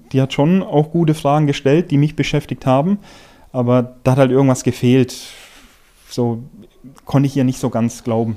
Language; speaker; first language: German; native; German